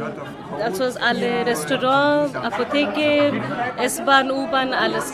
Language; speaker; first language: German; non-native, learner; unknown